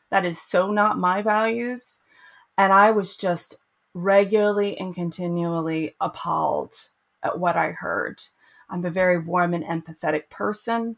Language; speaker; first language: English; native; English